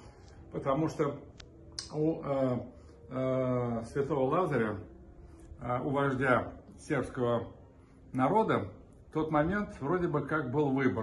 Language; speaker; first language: Russian; native; Russian